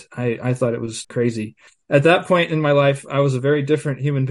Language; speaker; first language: English; native; English